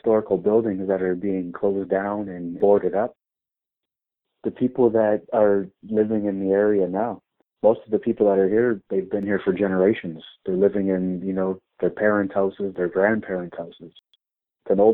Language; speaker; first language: English; native; English